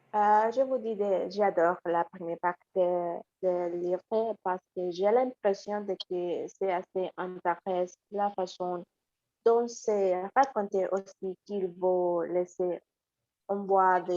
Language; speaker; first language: French; non-native, learner; Spanish